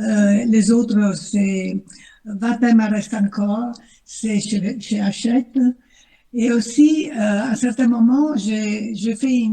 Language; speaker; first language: French; non-native, fluent; Italian